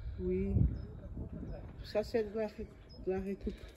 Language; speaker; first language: French; non-native, learner; Portuguese